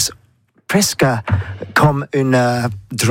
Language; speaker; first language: French; non-native, learner; English